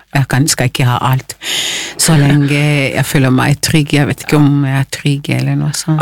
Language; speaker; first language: Norwegian; non-native, fluent; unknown